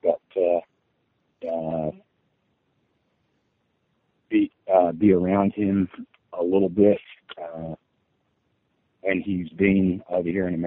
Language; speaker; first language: English; native; English